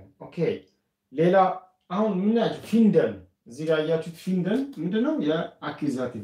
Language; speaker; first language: German; non-native, fluent; Amharic